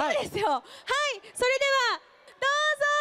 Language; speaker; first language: Japanese; native; Japanese